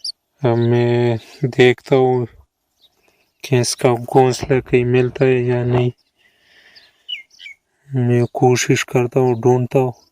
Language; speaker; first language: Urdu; non-native, local second language; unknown